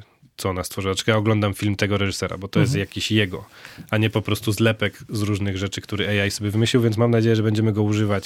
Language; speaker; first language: Polish; native; Polish